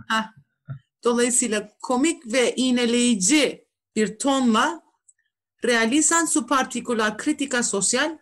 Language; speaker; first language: Turkish; native; Turkish